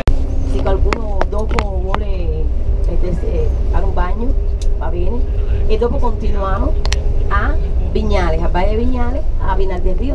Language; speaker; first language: Italian; non-native, fluent; Spanish